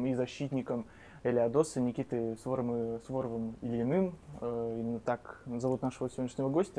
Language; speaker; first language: Russian; native; Russian